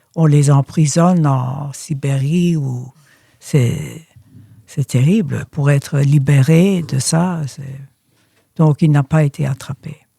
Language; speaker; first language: French; early bilingual, other home language; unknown